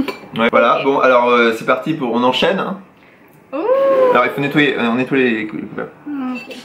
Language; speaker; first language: French; native; French